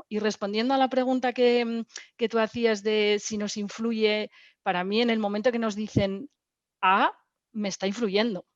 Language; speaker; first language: Spanish; native; Spanish